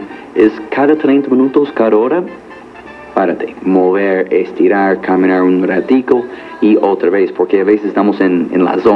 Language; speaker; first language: Spanish; non-native, fluent; English